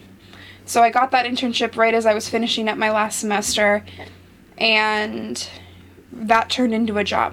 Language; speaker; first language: English; native; English